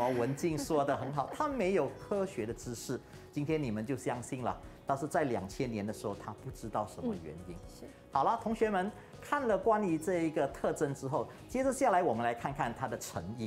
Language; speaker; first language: Chinese; native; Chinese